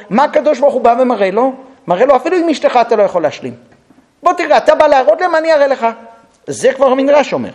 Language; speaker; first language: Hebrew; non-native, fluent; English